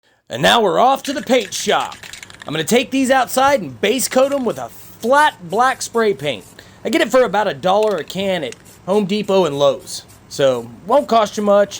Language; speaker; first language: English; native; English